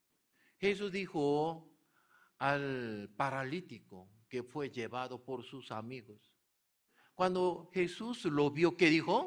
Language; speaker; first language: Spanish; non-native, learner; Korean